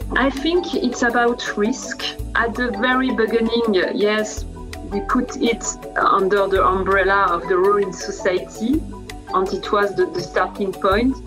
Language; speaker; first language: English; non-native, fluent; French